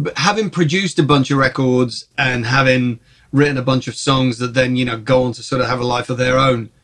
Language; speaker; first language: English; early bilingual, other home language; Czech